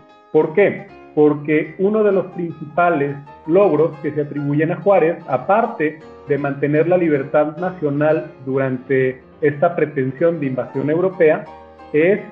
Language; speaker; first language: Spanish; native; Spanish